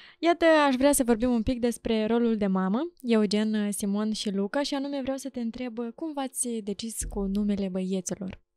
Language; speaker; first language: Romanian; native; Romanian